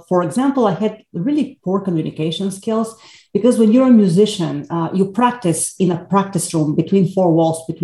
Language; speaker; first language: English; non-native, fluent; Bulgarian